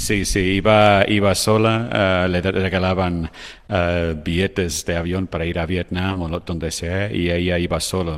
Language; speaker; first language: Spanish; non-native, fluent; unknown